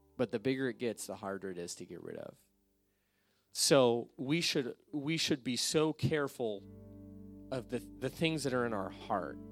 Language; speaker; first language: English; native; English